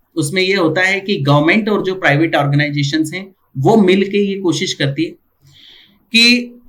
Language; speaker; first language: Hindi; non-native, local second language; Marathi